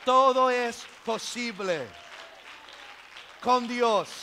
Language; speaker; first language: Spanish; non-native, local second language; English